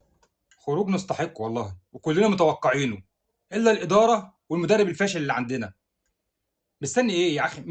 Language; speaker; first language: Arabic; native; Arabic